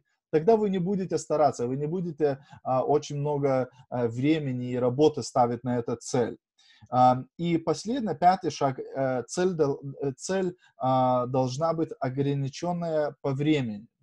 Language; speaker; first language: Russian; non-native, fluent; Lithuanian